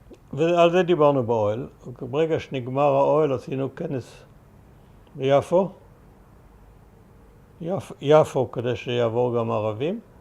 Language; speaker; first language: Hebrew; early bilingual, other home language; German